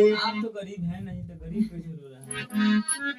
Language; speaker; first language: Hindi; non-native, local second language; Bhojpuri